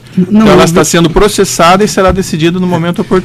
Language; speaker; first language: Portuguese; native; Portuguese